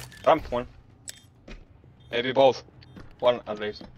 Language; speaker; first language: English; non-native, learner; Finnish